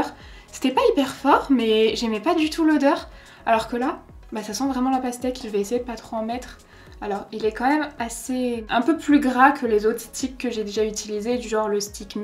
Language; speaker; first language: French; native; French